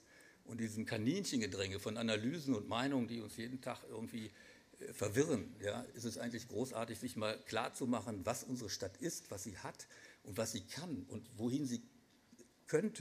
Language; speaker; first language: German; native; German